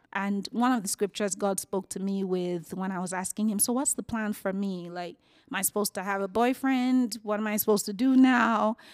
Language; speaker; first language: English; non-native, local second language; Yoruba